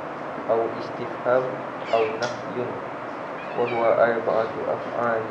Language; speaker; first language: Arabic; non-native, learner; Malay